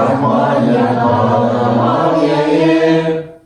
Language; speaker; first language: Russian; native; Russian